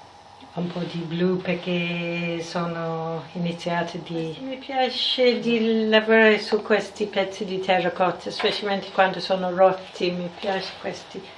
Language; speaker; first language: Italian; non-native, fluent; English